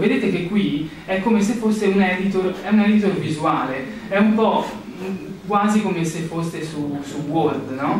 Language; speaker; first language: Italian; native; Italian